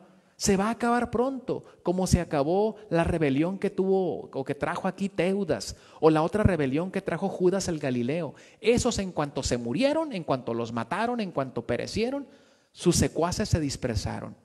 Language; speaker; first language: Spanish; native; Spanish